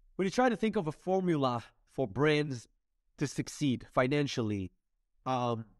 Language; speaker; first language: English; non-native, fluent; Hebrew